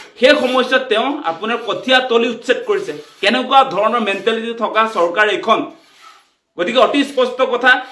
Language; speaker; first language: Assamese; native; Assamese